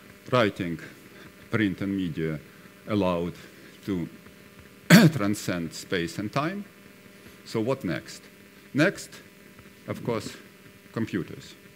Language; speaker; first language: English; non-native, fluent; Russian